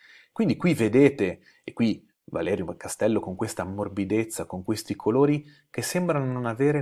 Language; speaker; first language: Italian; native; Italian